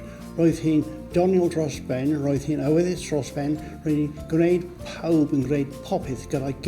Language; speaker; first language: Welsh; non-native, fluent; English